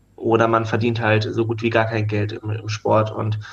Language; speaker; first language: German; native; German